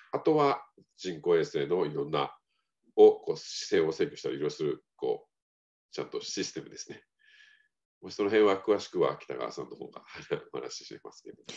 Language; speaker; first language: Japanese; native; Japanese